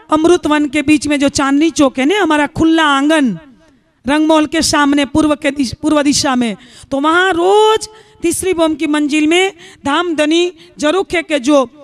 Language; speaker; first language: Hindi; non-native, local second language; Gujarati